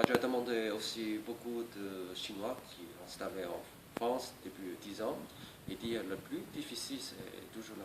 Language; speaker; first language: French; non-native, learner; Chinese